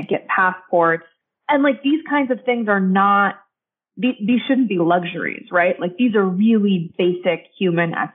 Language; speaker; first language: English; native; English